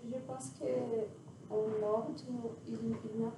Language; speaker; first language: French; non-native, learner; Portuguese